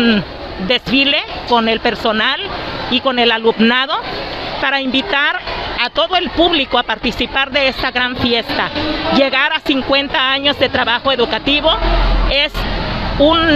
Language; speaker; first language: Spanish; native; Spanish